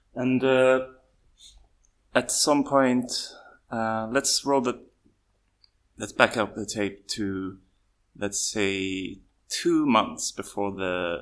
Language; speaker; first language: English; non-native, fluent; Swedish